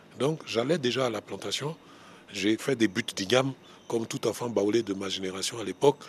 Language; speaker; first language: French; non-native, local second language; Baoulé